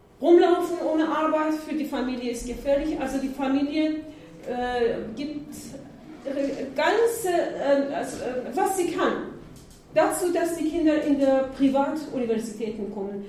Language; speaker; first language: German; non-native, learner; Persian